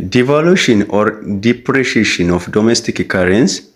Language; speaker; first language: English; non-native, local second language; Amharic